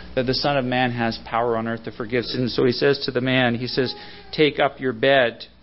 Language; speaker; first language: English; native; English